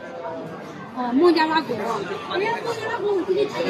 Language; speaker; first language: Chinese; native; Chinese